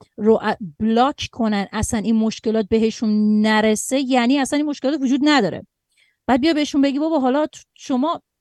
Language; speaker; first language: Persian; native; Persian